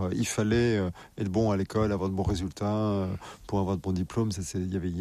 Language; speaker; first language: French; native; French